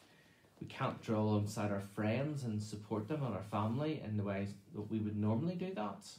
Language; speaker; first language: English; native; English